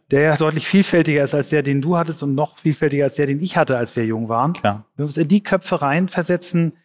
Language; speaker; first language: German; native; German